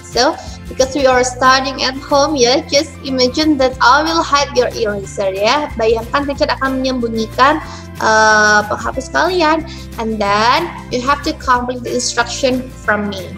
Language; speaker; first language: English; non-native, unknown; Indonesian